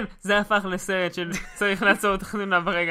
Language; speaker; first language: Hebrew; native; Hebrew